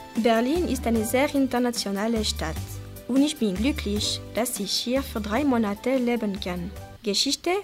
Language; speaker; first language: German; non-native, local second language; French